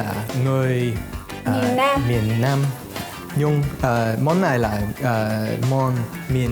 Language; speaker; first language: Vietnamese; non-native, learner; English